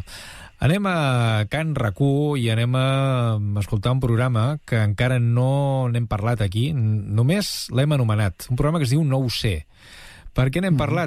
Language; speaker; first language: Catalan; native; Catalan